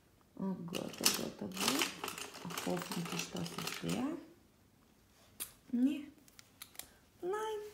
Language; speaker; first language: German; non-native, fluent; Russian